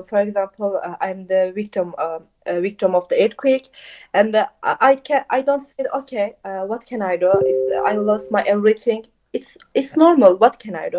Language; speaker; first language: English; non-native, local second language; Turkish